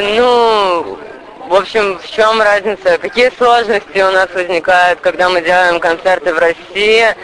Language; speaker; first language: Russian; native; Russian